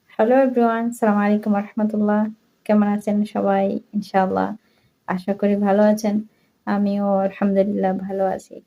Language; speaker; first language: Bangla; early bilingual, heritage; Arabic